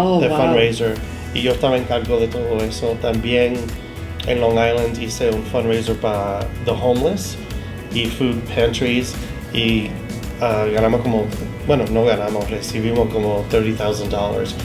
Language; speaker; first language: Spanish; early bilingual, heritage; Spanish